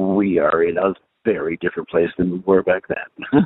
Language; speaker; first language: English; native; English